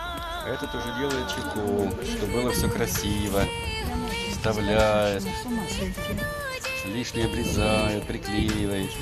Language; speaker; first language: Russian; native; Russian